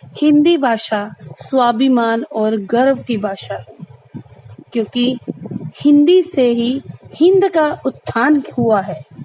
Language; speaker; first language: Hindi; native; Hindi